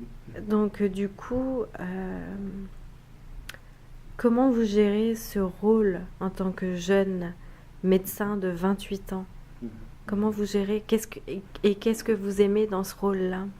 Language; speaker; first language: French; native; French